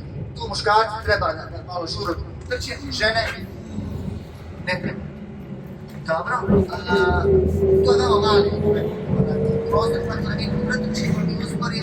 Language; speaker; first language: Bosnian; native; Bosnian